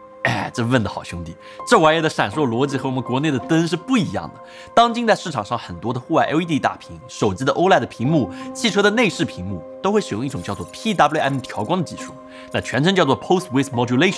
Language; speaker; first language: Chinese; native; Chinese